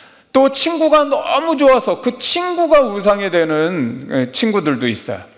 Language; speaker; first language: Korean; native; Korean